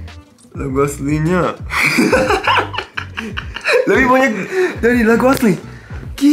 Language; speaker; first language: Indonesian; non-native, learner; Japanese